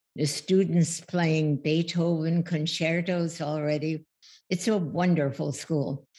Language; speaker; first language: English; early bilingual, other home language; German